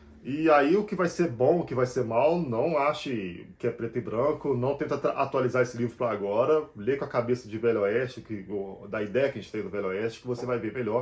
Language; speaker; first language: Portuguese; native; Portuguese